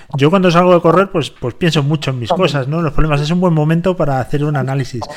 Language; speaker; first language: Spanish; native; Spanish